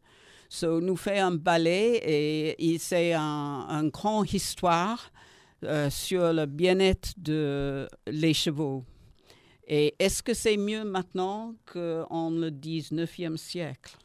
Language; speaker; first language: French; non-native, learner; English